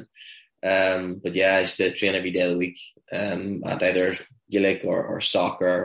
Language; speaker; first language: English; native; English